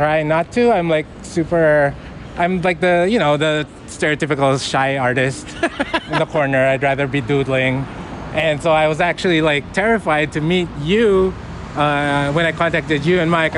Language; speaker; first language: English; non-native, local second language; Filipino